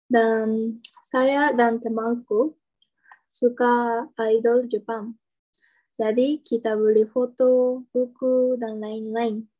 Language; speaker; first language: Indonesian; non-native, learner; Japanese